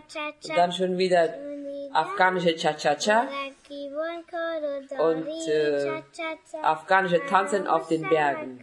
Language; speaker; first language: German; non-native, fluent; Persian